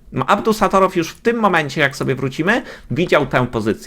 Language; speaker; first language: Polish; native; Polish